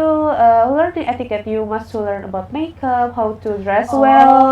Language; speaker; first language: English; non-native, learner; Indonesian